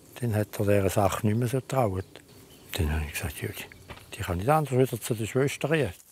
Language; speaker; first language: German; native; German